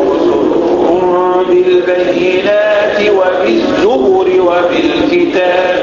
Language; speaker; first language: Arabic; native; Arabic